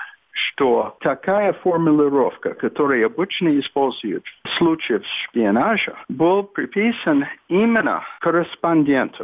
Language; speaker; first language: Russian; non-native, fluent; English